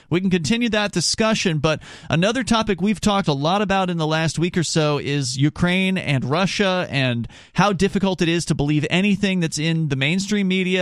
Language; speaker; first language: English; native; English